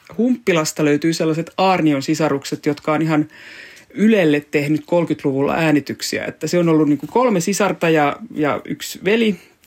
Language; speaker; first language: Finnish; native; Finnish